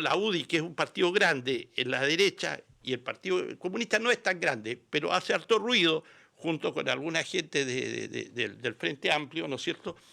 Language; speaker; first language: Spanish; native; Spanish